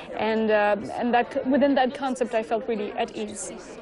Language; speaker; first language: English; non-native, fluent; Italian